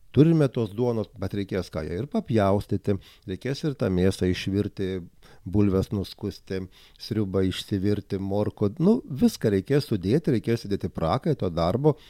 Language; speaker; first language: Lithuanian; native; Lithuanian